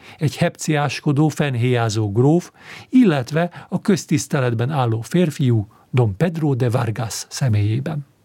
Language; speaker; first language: Hungarian; native; Hungarian